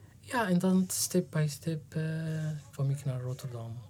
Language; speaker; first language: Dutch; non-native, learner; Arabic